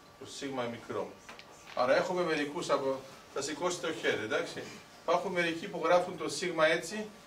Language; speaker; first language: Greek; early bilingual, heritage; Greek